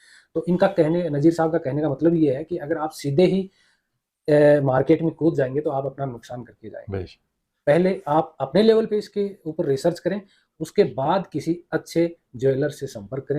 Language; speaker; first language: Hindi; native; Hindi